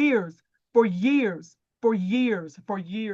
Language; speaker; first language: English; native; English